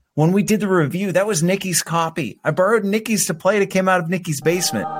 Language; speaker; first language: English; native; English